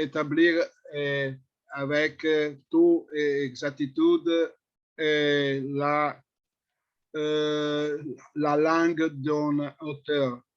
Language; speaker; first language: French; non-native, fluent; Italian